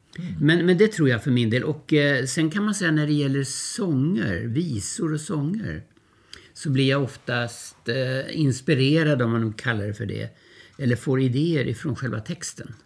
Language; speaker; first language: Swedish; early bilingual, other home language; German